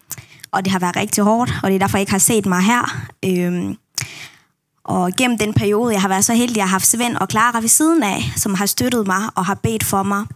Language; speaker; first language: Danish; non-native, local second language; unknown